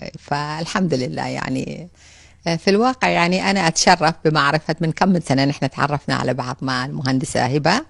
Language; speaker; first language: Arabic; native; Arabic